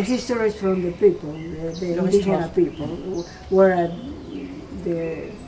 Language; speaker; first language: English; non-native, learner; Spanish